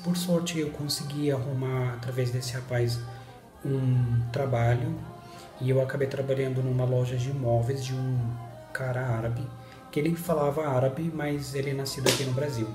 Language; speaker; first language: Portuguese; non-native, learner; Spanish